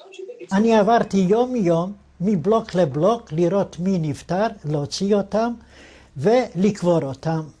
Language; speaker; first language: Hebrew; non-native, fluent; Yiddish